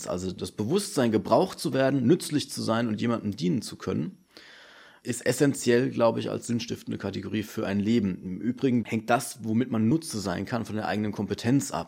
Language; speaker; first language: German; native; German